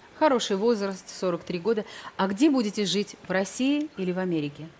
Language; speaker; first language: Russian; native; Russian